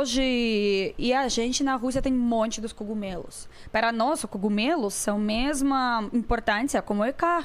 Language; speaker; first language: Portuguese; non-native, learner; Russian